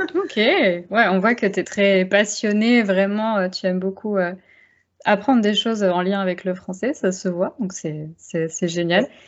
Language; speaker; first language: French; native; French